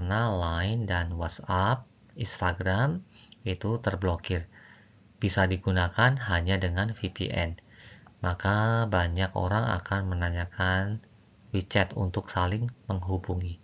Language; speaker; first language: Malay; non-native, fluent; Chinese